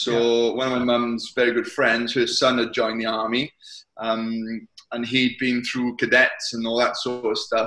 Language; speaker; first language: English; native; English